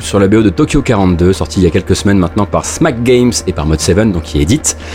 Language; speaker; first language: French; native; French